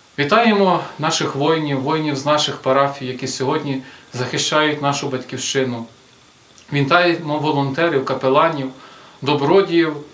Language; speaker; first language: Ukrainian; native; Ukrainian